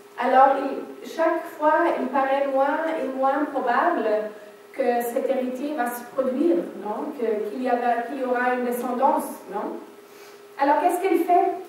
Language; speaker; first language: French; non-native, fluent; German